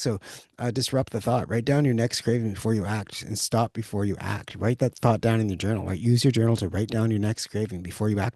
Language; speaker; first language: English; native; English